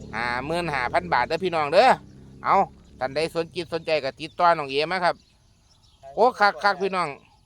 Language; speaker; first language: Thai; native; Thai